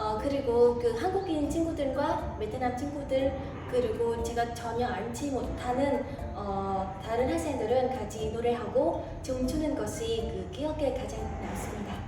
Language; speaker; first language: Korean; non-native, fluent; Vietnamese